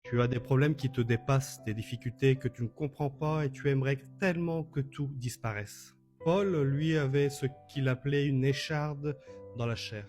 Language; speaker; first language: French; native; French